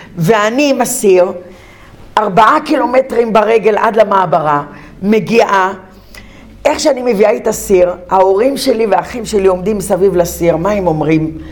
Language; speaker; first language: Hebrew; early bilingual, other home language; Arabic